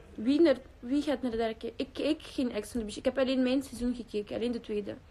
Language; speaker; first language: Dutch; early bilingual, other home language; Russian